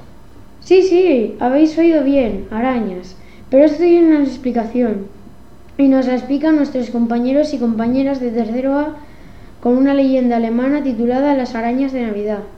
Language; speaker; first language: Spanish; native; Spanish